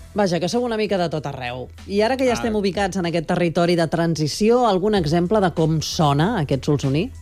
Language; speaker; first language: Catalan; native; Catalan